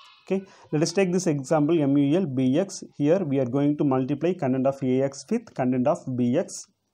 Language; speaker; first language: English; non-native, local second language; Tamil